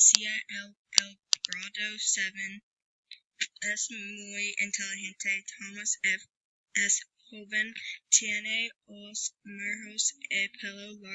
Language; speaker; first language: Spanish; non-native, learner; English